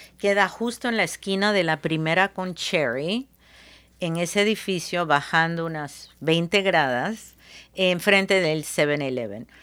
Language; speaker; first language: Spanish; early bilingual, heritage; Spanish